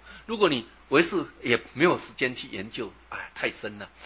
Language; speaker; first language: Chinese; native; Chinese